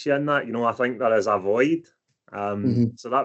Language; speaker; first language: English; native; English